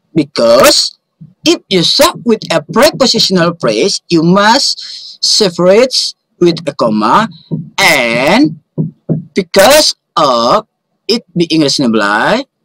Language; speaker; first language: English; non-native, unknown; Indonesian